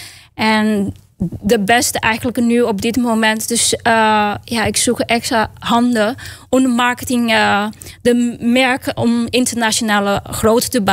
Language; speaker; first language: Dutch; non-native, learner; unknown